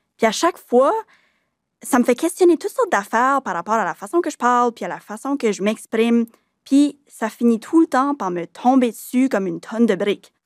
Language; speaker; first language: French; native; French